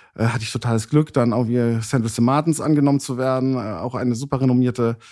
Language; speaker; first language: German; native; German